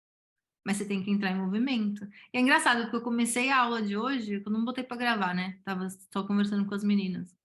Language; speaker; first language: Portuguese; native; Portuguese